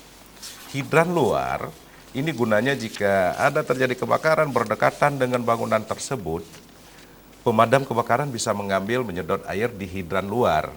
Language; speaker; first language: Malay; native; Malay